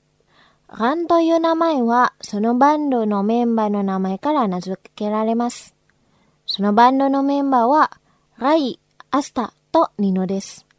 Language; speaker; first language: Japanese; non-native, fluent; Indonesian